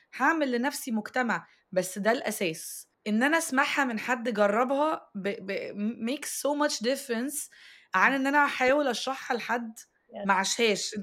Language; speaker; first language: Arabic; native; Arabic